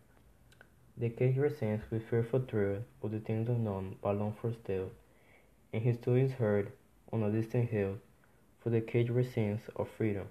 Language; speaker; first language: English; non-native, fluent; Spanish